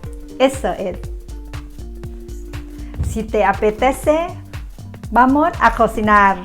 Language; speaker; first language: Spanish; non-native, learner; Thai